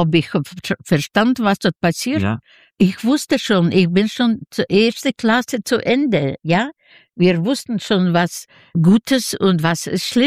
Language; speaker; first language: German; non-native, learner; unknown